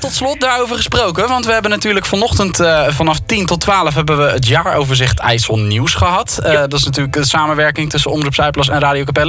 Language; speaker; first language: Dutch; native; Dutch